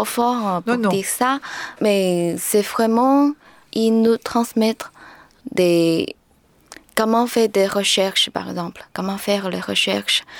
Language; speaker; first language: French; non-native, learner; Chinese